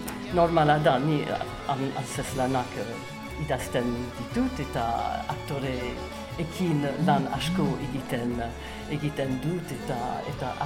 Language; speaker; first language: Basque; non-native, learner; English